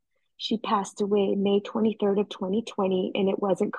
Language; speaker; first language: English; native; English